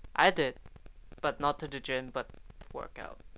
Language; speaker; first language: English; non-native, local second language; Chinese